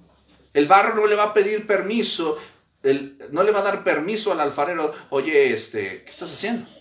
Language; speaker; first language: Spanish; native; Spanish